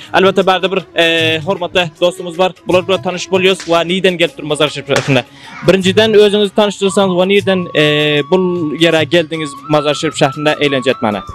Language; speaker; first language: Turkish; non-native, learner; Turkmen